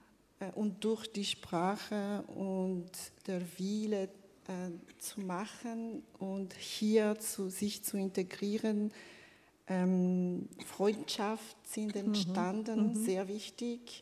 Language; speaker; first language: German; non-native, fluent; Malagasy